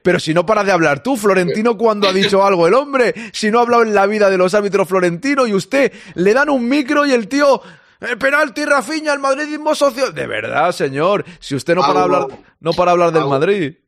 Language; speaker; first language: Spanish; native; Spanish